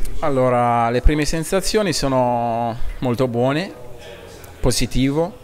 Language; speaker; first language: Italian; non-native, fluent; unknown